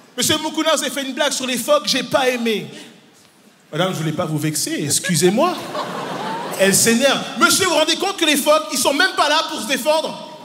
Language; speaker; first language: French; early bilingual, other home language; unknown